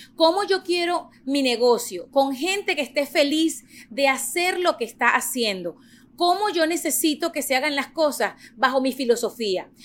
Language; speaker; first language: Spanish; native; Spanish